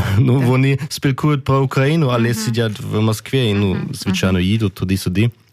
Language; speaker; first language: Ukrainian; early bilingual, heritage; German